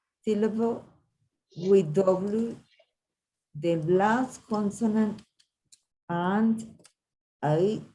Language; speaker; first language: English; non-native, learner; Spanish